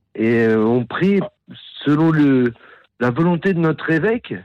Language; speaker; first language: French; native; French